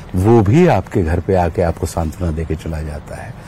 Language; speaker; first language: Hindi; native; Hindi